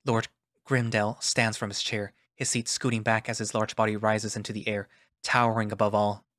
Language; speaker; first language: English; native; English